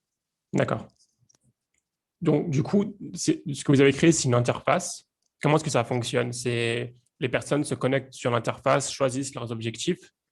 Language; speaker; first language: French; native; French